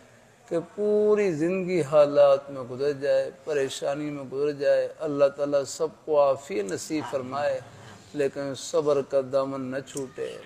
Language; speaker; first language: Urdu; native; Urdu